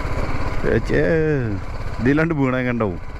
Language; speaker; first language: Malayalam; native; Malayalam